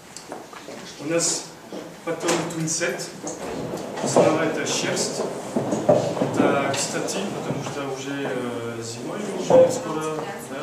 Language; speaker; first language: Russian; non-native, learner; French